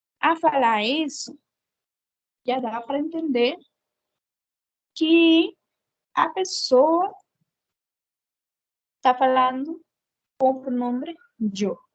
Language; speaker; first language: Portuguese; non-native, fluent; Spanish